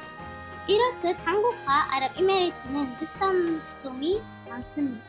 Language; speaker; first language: Korean; non-native, fluent; Arabic